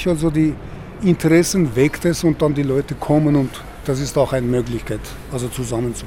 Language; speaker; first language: German; non-native, fluent; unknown